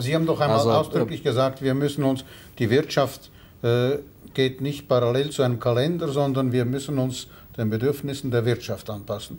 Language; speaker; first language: German; native; German